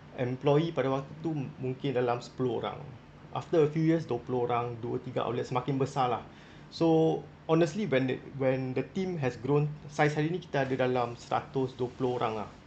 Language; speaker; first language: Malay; non-native, local second language; English